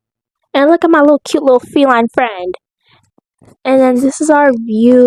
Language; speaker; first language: English; native; English